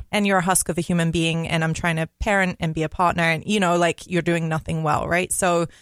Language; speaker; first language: English; native; English